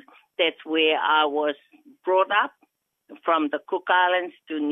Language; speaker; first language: English; non-native, fluent; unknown